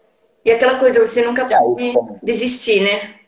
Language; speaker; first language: Portuguese; non-native, fluent; Arabic